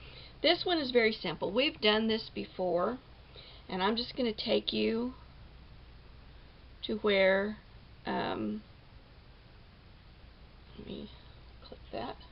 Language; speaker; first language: English; native; English